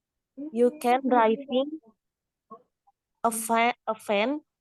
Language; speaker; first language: English; non-native, learner; Indonesian